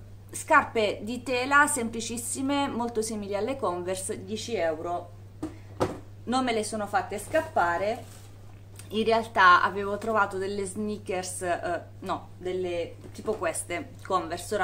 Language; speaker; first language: Italian; native; Italian